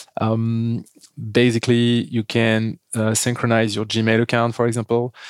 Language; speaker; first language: English; non-native, fluent; French